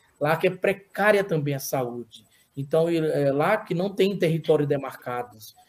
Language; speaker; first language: Portuguese; non-native, local second language; Yanomámi